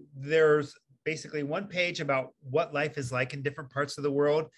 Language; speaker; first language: English; native; English